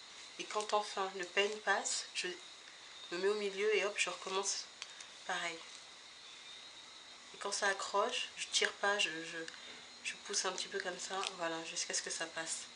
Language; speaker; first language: French; native; French